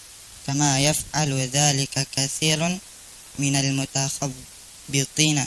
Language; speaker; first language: Arabic; non-native, learner; Indonesian